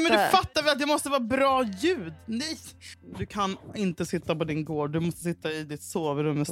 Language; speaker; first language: Swedish; native; Swedish